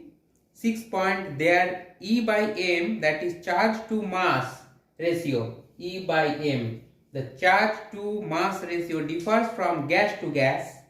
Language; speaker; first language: English; non-native, local second language; Hindi